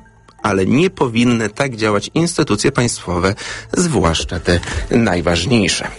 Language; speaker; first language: Polish; native; Polish